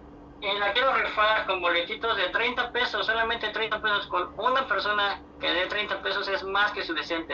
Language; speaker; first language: Spanish; native; Spanish